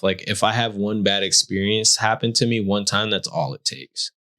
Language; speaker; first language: English; native; English